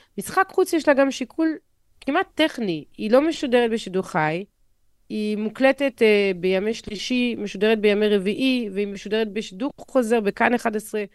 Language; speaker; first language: Hebrew; non-native, fluent; French